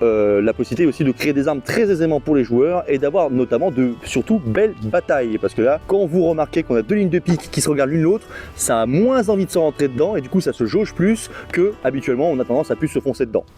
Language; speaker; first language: French; native; French